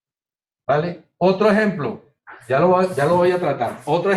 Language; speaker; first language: Spanish; native; Spanish